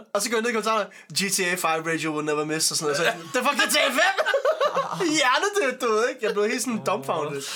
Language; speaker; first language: Danish; early bilingual, other home language; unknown